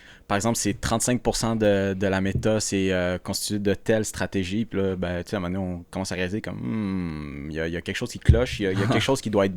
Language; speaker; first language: French; native; French